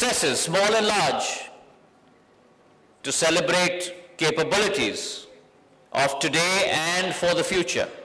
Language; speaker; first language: English; non-native, local second language; Hindi